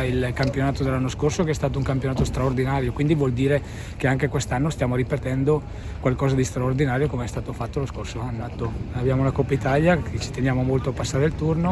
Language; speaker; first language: Italian; native; Italian